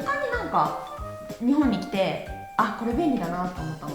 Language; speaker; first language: Japanese; native; Japanese